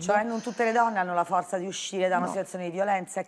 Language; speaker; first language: Italian; native; Italian